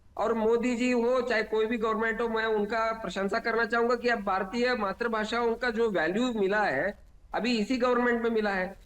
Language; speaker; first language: Hindi; non-native, local second language; Kannada